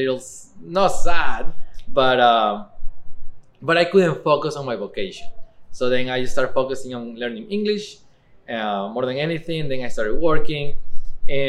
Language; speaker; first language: English; non-native, fluent; Spanish